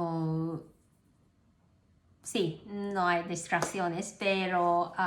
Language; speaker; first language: Spanish; non-native, learner; Cantonese